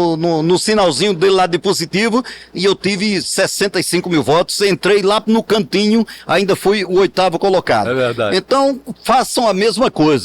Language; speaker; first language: Portuguese; native; Portuguese